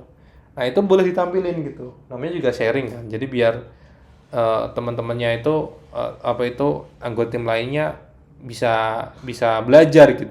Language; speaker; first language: Indonesian; native; Indonesian